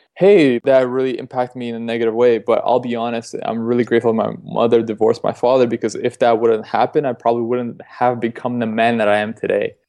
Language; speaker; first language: English; early bilingual, other home language; Russian